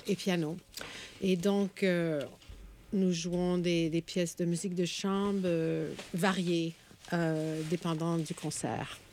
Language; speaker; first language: French; native; French